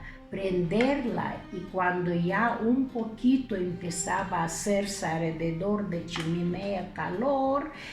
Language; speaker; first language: Spanish; non-native, fluent; Lithuanian